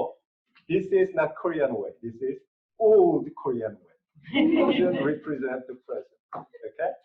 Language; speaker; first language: English; non-native, fluent; Korean